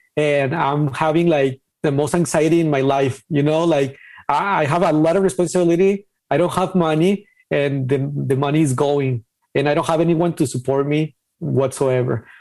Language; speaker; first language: English; non-native, fluent; Spanish